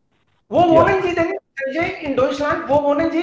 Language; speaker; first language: German; non-native, fluent; Hindi